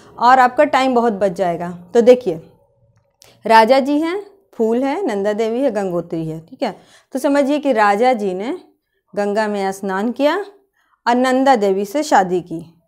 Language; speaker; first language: Hindi; native; Hindi